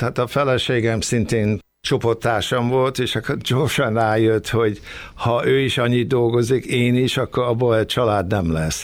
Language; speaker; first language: Hungarian; early bilingual, heritage; Hungarian